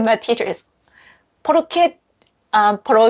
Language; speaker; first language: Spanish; non-native, learner; Chinese